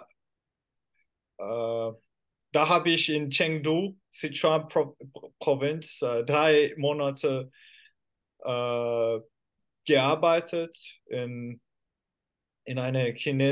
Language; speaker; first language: German; non-native, fluent; Finnish